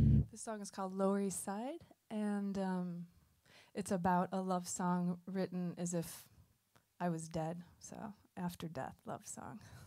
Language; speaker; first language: English; native; English